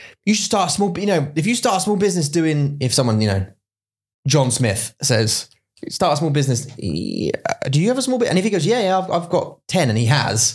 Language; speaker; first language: English; native; English